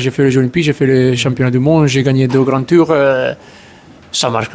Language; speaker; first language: French; non-native, learner; Italian